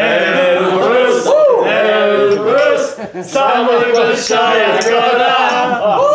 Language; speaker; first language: Russian; non-native, learner; English